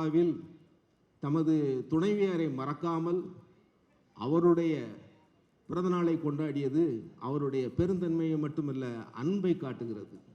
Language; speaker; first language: Tamil; native; Tamil